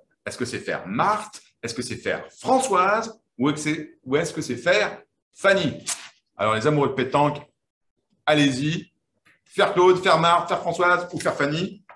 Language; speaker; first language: French; native; French